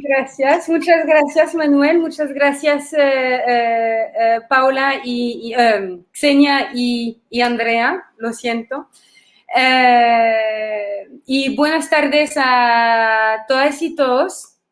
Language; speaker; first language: Spanish; non-native, fluent; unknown